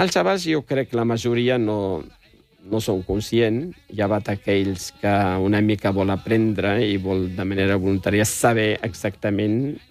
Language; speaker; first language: Catalan; non-native, fluent; Riffian